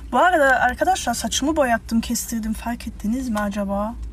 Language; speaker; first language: Turkish; early bilingual, heritage; Turkish